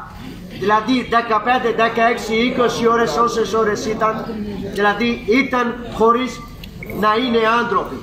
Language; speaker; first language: Greek; non-native, fluent; Urdu